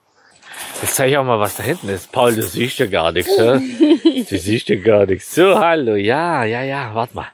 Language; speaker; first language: German; native; German